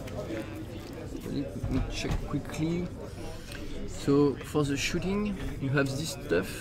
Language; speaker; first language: English; non-native, learner; French